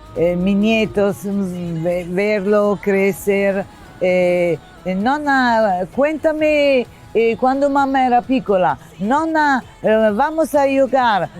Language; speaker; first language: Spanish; non-native, learner; Italian